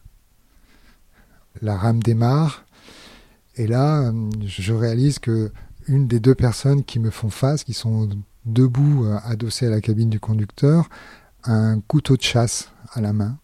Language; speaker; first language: French; native; French